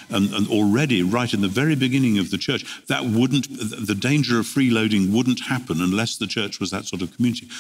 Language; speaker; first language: English; native; English